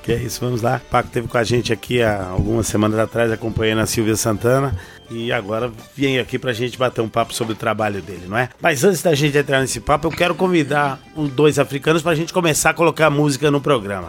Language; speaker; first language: Portuguese; native; Portuguese